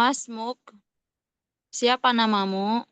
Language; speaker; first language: Indonesian; native; Indonesian